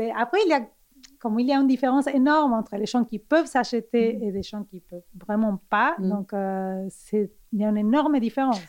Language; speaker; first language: French; non-native, fluent; Spanish